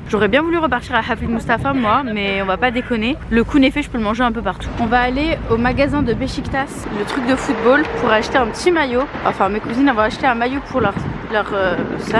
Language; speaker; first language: French; native; French